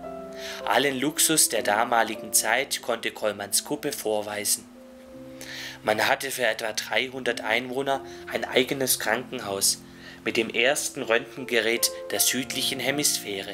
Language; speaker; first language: German; native; German